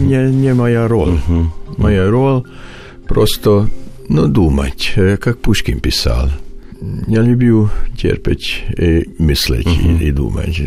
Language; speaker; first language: Russian; non-native, learner; Hungarian